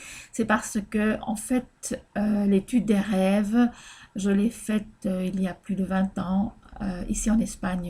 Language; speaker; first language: French; native; French